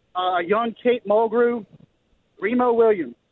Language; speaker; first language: English; native; English